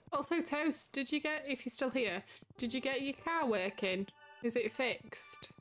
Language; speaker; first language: English; native; English